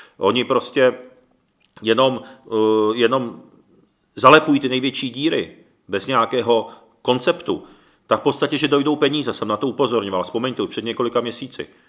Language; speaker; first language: Czech; early bilingual, other home language; Japanese